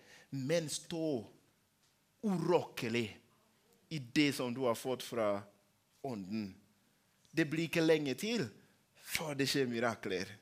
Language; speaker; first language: Norwegian; non-native, fluent; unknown